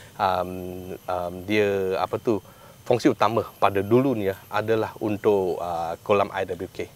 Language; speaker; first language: Malay; non-native, local second language; Chinese